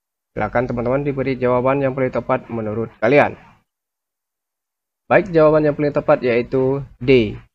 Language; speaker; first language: Indonesian; native; Indonesian